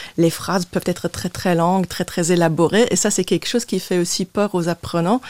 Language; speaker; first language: French; non-native, local second language; Luxembourgish